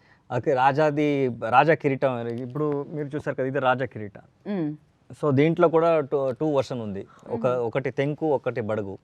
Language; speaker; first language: Telugu; non-native, learner; Kannada